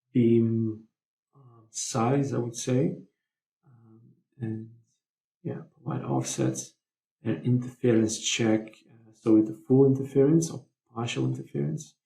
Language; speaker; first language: English; non-native, fluent; Lithuanian